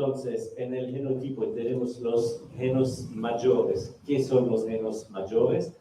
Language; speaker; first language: Spanish; non-native, fluent; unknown